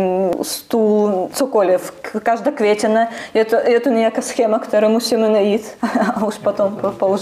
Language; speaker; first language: Czech; non-native, learner; Russian